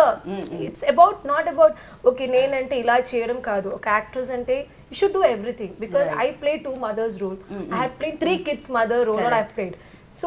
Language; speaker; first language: Telugu; non-native, learner; Malayalam